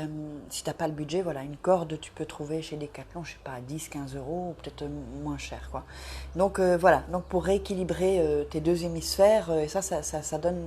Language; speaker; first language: French; native; French